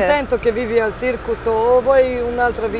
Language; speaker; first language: Italian; non-native, learner; Serbian